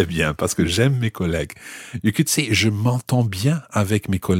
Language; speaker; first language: French; non-native, fluent; English